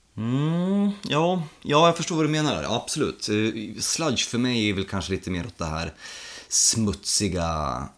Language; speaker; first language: Swedish; non-native, fluent; Polish